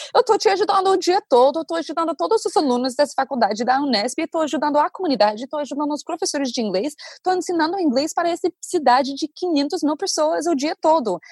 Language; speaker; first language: Portuguese; non-native, fluent; English